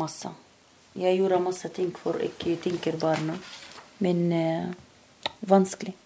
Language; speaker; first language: Norwegian; non-native, learner; Arabic